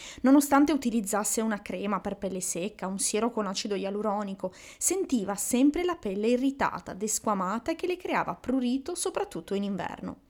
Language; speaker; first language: Italian; native; Italian